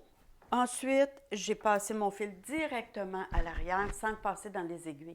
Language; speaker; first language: French; native; French